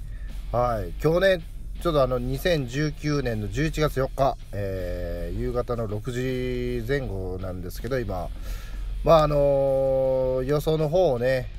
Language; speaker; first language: Japanese; native; Japanese